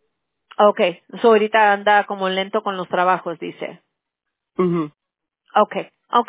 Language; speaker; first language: Spanish; early bilingual, heritage; Spanish